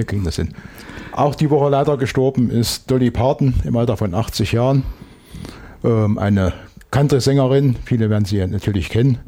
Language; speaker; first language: German; native; German